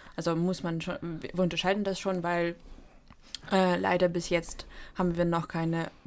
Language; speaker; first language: German; non-native, fluent; Ukrainian